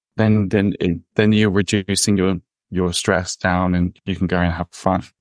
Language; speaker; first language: English; native; English